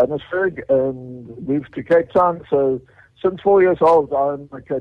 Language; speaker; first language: English; native; English